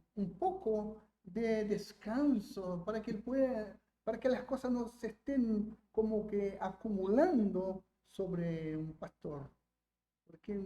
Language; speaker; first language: Spanish; non-native, fluent; Portuguese